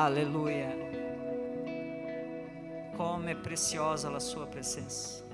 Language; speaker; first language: Italian; non-native, fluent; Portuguese